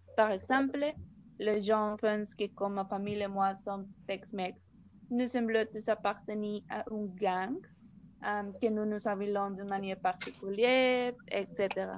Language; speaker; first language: French; non-native, learner; Spanish